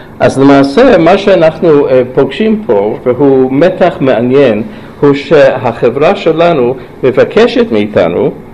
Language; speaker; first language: Hebrew; non-native, fluent; English